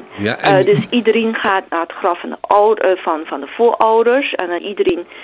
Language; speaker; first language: Dutch; non-native, fluent; Chinese